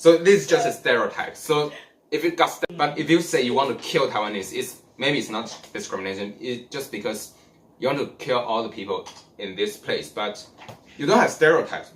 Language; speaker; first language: English; non-native, learner; Chinese